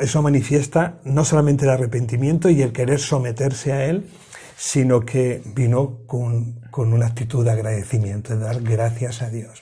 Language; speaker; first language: Spanish; native; Spanish